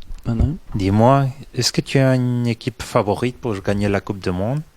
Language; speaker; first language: French; non-native, fluent; Spanish